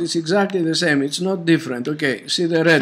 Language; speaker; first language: English; non-native, fluent; Greek